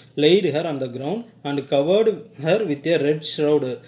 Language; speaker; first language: English; non-native, local second language; Tamil